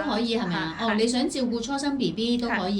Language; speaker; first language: Cantonese; native; Cantonese